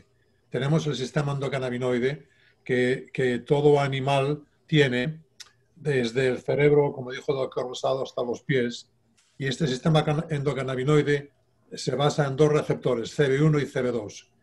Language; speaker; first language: Spanish; native; Spanish